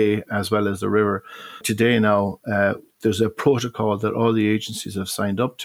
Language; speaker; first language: English; native; English